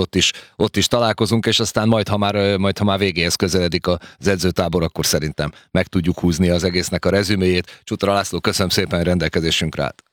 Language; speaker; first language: Hungarian; native; Hungarian